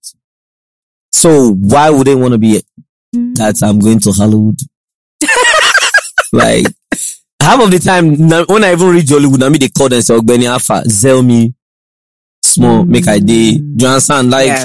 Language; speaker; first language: English; non-native, local second language; Yoruba